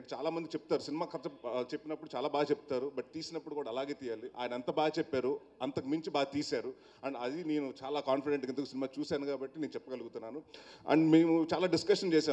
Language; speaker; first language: Telugu; native; Telugu